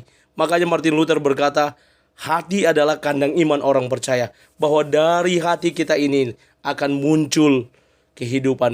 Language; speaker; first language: Indonesian; native; Indonesian